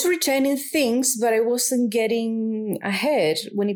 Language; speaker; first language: English; non-native, fluent; Spanish